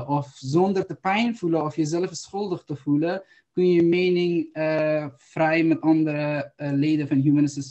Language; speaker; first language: Dutch; non-native, learner; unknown